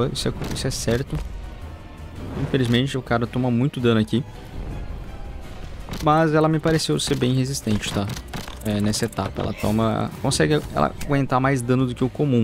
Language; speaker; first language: Portuguese; native; Portuguese